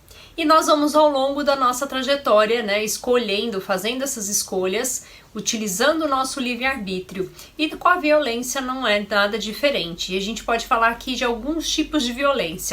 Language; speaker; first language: Portuguese; native; Portuguese